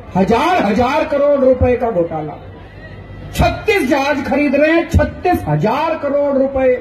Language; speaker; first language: Hindi; native; Hindi